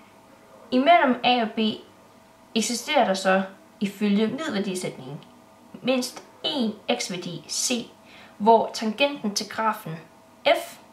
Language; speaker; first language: Danish; native; Danish